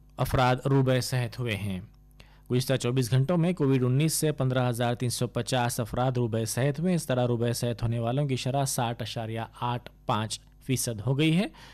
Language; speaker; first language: Urdu; native; Urdu